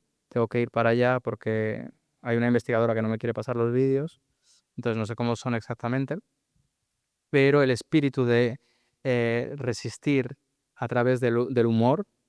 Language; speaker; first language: Spanish; native; Spanish